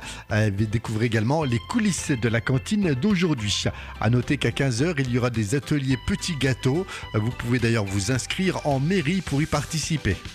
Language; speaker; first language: French; native; French